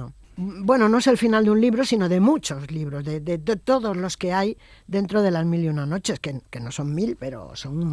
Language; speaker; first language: Spanish; native; Spanish